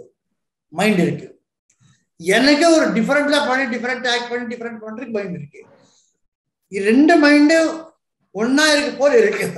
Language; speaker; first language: Tamil; non-native, local second language; Telugu